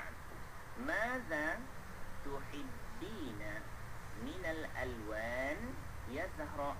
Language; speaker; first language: Arabic; non-native, fluent; Malay